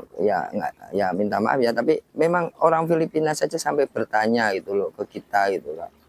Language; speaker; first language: Indonesian; native; Indonesian